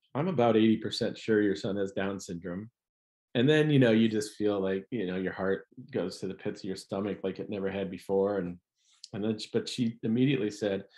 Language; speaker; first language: English; native; English